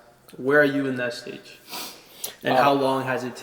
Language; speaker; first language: English; native; English